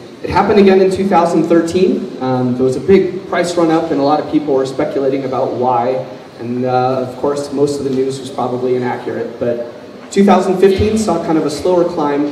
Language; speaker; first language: English; native; English